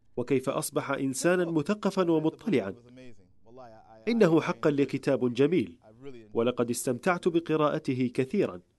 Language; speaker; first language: Arabic; non-native, fluent; English